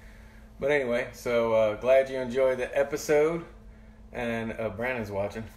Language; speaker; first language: English; native; English